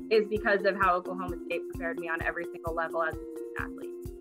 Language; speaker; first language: English; native; English